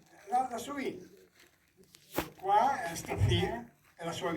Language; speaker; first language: Italian; non-native, learner; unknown